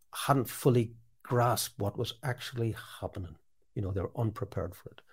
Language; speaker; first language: English; native; English